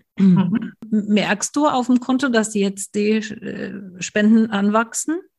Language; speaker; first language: German; native; German